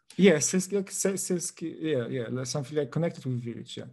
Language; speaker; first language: English; non-native, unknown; Polish